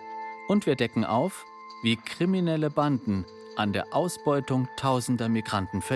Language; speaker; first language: German; native; German